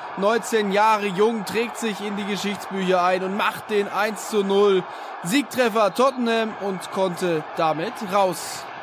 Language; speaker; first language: German; native; German